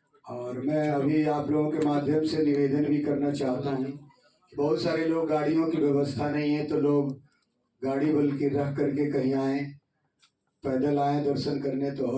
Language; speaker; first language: Hindi; native; Hindi